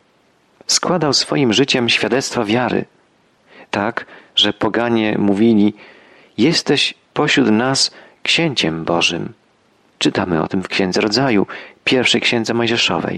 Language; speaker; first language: Polish; native; Polish